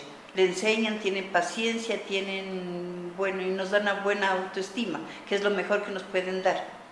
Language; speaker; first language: Spanish; native; Spanish